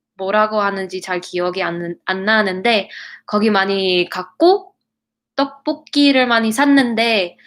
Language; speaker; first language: Korean; non-native, learner; English